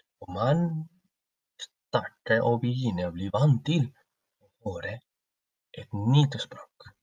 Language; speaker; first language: Norwegian; non-native, learner; Spanish